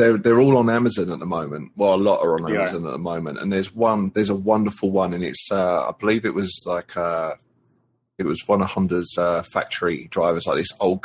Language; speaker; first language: English; native; English